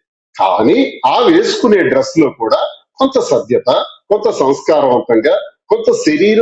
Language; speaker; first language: Telugu; native; Telugu